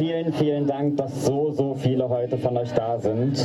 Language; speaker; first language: German; native; German